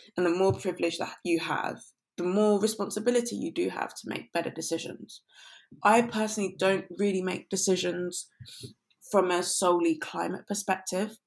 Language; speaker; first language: English; native; English